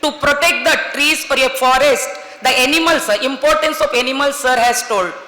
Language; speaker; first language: English; non-native, local second language; Kannada